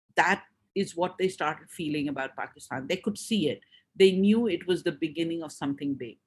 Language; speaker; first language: English; non-native, local second language; Urdu